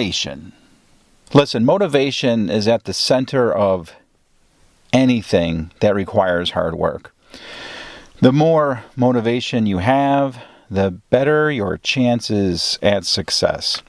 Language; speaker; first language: English; native; English